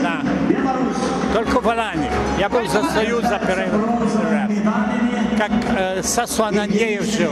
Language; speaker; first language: Russian; non-native, learner; English